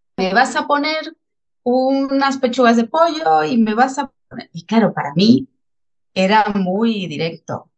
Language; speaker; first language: Spanish; native; Spanish